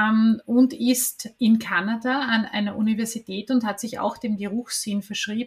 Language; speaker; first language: German; native; German